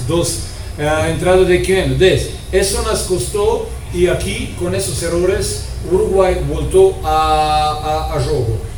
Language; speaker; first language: Spanish; non-native, fluent; Croatian